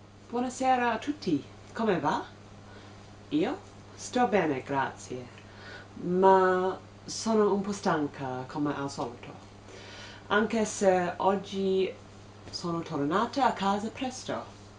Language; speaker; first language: Italian; non-native, learner; English